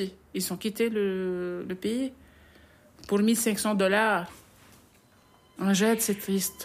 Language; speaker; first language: French; non-native, local second language; Arabic